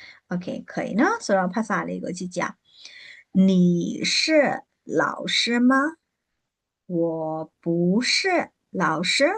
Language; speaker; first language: Chinese; non-native, fluent; Burmese